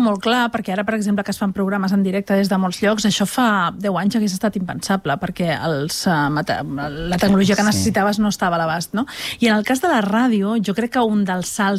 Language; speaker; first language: Catalan; native; Catalan